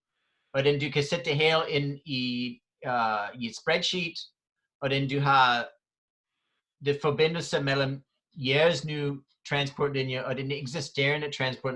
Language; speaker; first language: Danish; non-native, fluent; English